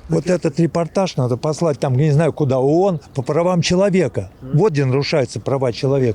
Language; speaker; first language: Russian; native; Russian